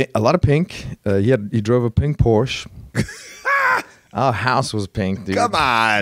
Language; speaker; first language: English; native; English